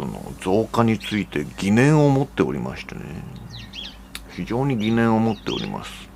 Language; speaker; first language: Japanese; native; Japanese